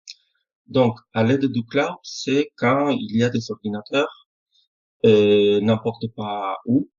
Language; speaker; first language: French; non-native, fluent; Spanish